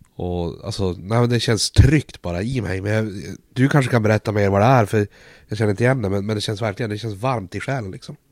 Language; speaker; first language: Swedish; native; Swedish